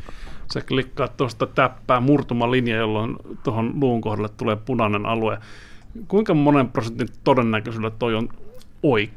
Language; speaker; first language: Finnish; native; Finnish